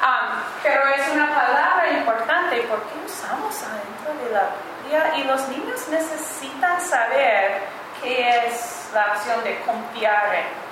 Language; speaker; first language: Spanish; non-native, fluent; English